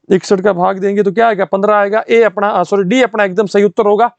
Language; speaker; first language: Hindi; native; Hindi